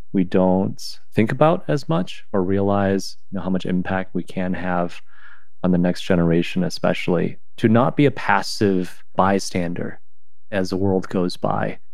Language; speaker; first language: English; non-native, fluent; Chinese